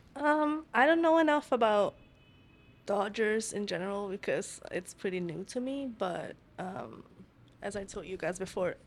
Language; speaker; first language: English; non-native, fluent; Italian